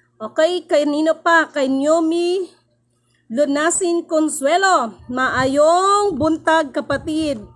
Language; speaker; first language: Filipino; non-native, local second language; Cebuano